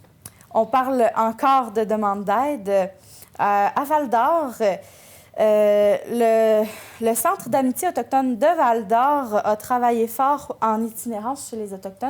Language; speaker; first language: French; native; French